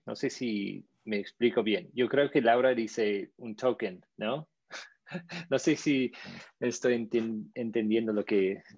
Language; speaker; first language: Spanish; non-native, fluent; English